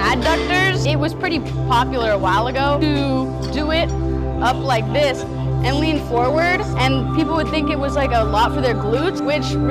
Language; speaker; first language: English; native; English